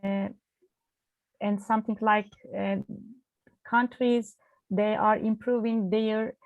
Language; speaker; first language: English; non-native, learner; Turkish